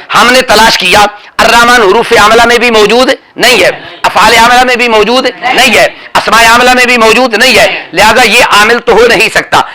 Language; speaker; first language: Urdu; non-native, local second language; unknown